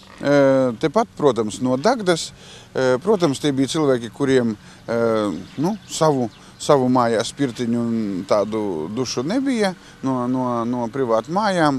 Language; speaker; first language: Latvian; native; Latvian